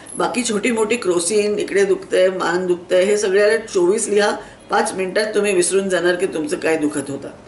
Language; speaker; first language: Marathi; non-native, local second language; Sindhi